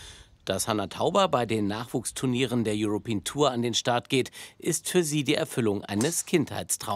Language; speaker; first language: German; native; German